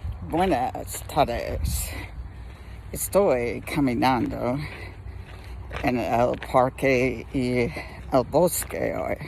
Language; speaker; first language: Spanish; non-native, learner; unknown